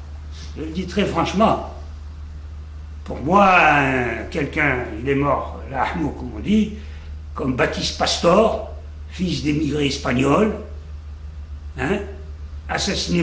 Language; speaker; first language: French; native; French